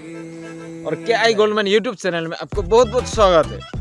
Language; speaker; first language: Hindi; non-native, local second language; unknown